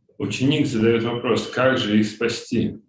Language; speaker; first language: Russian; native; Russian